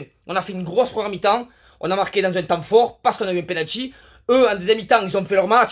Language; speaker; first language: French; native; French